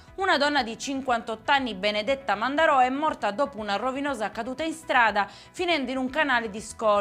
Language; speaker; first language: Italian; native; Italian